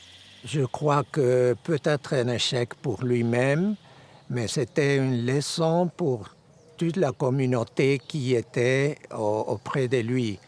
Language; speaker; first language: French; non-native, fluent; Spanish